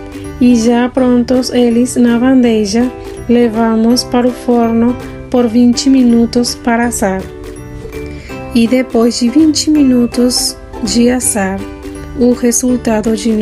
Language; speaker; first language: Portuguese; non-native, fluent; Spanish